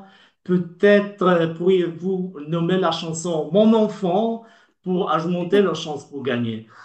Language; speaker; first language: French; non-native, learner; Polish